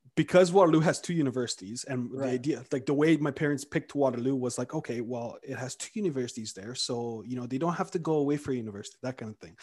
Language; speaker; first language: English; early bilingual, other home language; Romanian